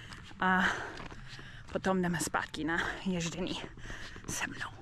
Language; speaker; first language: Czech; non-native, learner; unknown